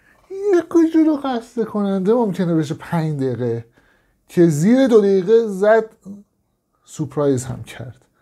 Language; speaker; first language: Persian; native; Persian